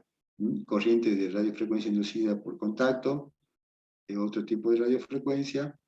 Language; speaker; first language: Spanish; native; Spanish